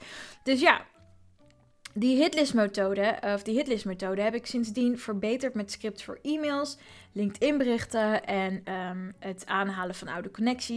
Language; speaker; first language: Dutch; native; Dutch